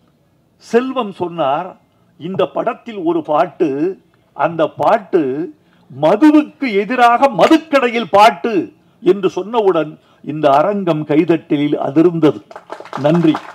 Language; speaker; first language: Tamil; native; Tamil